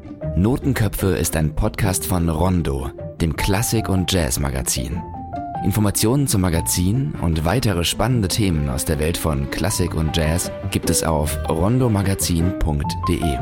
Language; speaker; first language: German; native; German